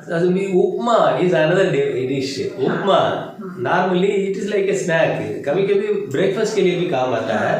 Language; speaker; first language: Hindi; non-native, local second language; Tamil